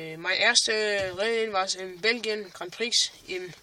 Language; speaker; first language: German; non-native, learner; Danish